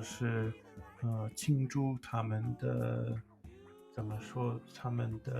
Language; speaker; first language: Chinese; non-native, fluent; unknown